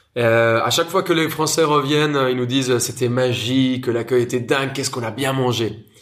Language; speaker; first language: French; non-native, fluent; Spanish